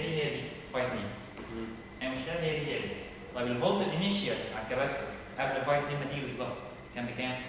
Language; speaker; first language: Arabic; native; Arabic